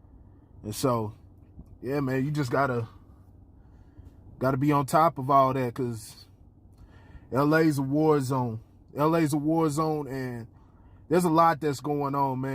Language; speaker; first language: English; native; English